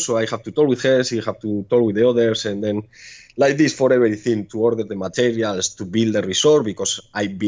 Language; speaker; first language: English; non-native, fluent; Spanish